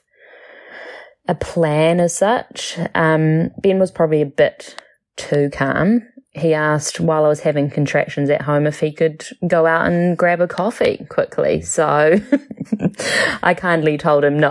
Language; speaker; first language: English; native; English